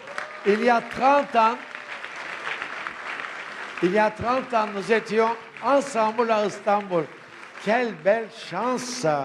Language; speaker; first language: French; non-native, fluent; Turkish